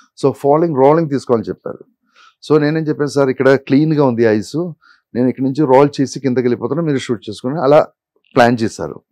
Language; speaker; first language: Telugu; non-native, learner; Malayalam